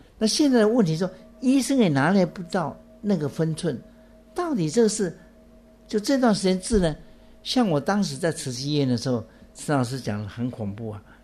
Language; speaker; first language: Chinese; native; Chinese